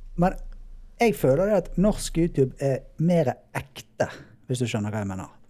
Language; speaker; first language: Norwegian; native; Norwegian